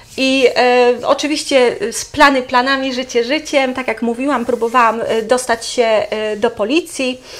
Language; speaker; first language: Polish; native; Polish